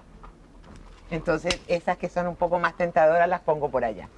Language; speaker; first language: Spanish; native; Spanish